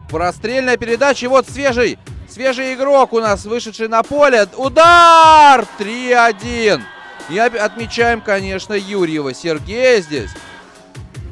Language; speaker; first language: Russian; native; Russian